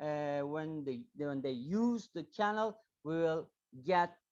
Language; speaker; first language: English; non-native, learner; Turkish